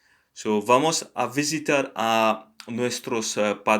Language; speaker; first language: Spanish; non-native, learner; English